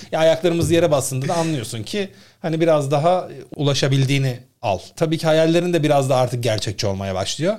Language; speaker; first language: Turkish; native; Turkish